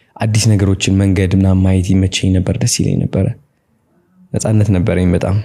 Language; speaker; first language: Amharic; non-native, local second language; Tigrinya